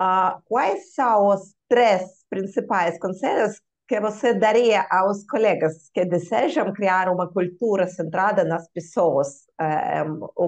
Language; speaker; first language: Portuguese; non-native, learner; Russian